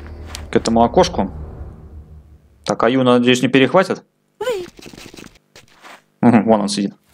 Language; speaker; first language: Russian; native; Russian